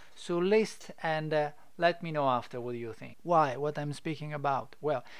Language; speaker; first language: English; non-native, fluent; Italian